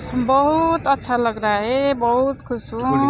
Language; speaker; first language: Hindi; non-native, local second language; Nepali